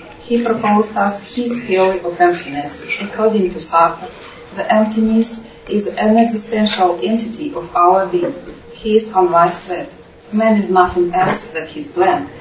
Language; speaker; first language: English; non-native, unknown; Russian